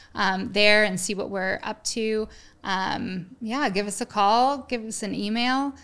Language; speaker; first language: English; native; English